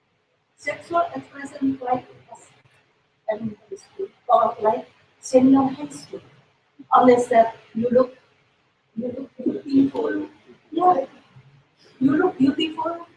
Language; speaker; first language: English; non-native, learner; Indonesian